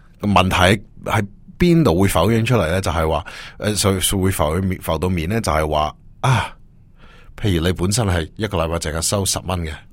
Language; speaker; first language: Cantonese; early bilingual, heritage; Cantonese